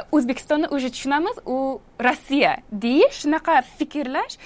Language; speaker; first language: Uzbek; non-native, fluent; English